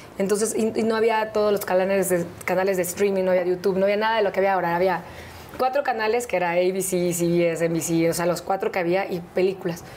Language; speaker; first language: Spanish; native; Spanish